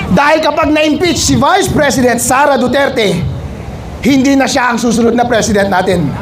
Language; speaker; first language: Filipino; non-native, local second language; Iloko